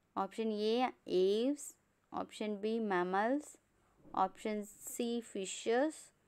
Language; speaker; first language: English; non-native, local second language; Tamil